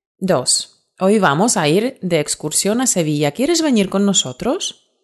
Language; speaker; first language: Spanish; non-native, fluent; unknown